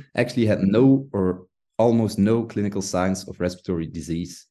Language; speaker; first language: English; non-native, fluent; Dutch